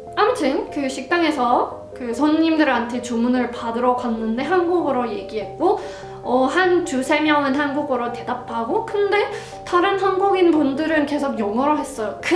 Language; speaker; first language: Korean; non-native, fluent; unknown